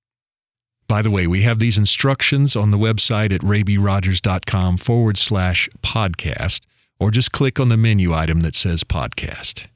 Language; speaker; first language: English; native; English